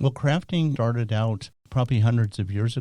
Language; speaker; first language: English; native; English